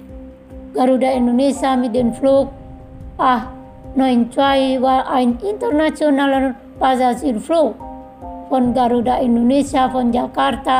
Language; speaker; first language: German; non-native, learner; Indonesian